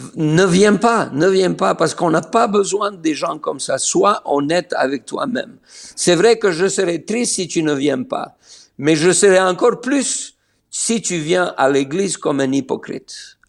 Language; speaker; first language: French; non-native, fluent; Serbian